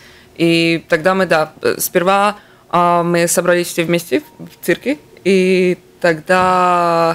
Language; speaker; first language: Russian; native; Russian